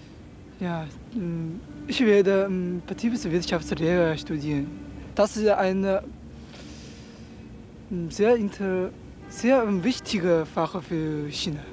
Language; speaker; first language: German; non-native, learner; Chinese